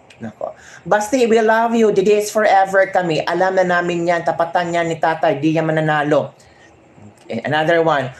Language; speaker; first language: Filipino; non-native, local second language; Hiligaynon